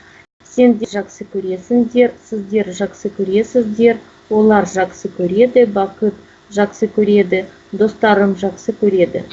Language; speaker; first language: Kazakh; non-native, learner; Russian